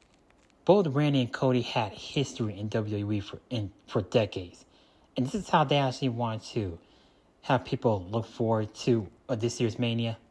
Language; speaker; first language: English; native; English